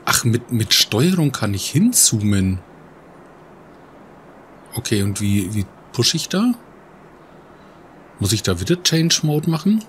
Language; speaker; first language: German; native; German